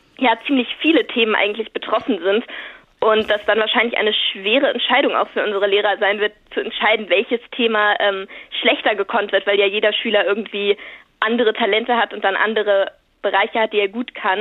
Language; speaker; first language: German; native; German